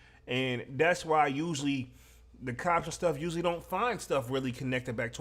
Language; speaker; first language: English; native; English